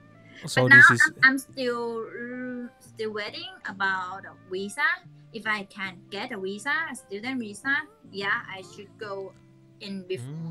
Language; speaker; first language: English; non-native, learner; Thai